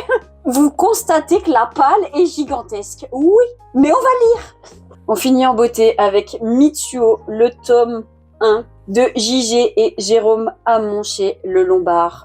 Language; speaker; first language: French; native; French